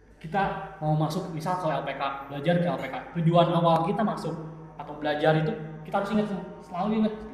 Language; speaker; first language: Indonesian; native; Indonesian